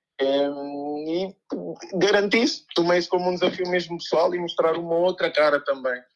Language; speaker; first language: Portuguese; early bilingual, other home language; Upper Guinea Crioulo